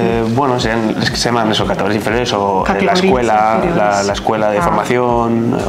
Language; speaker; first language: Spanish; native; Spanish